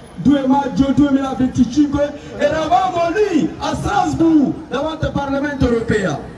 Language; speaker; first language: Italian; non-native, fluent; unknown